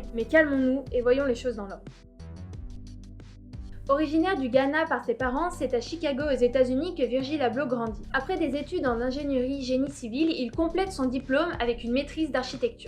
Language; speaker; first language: French; native; French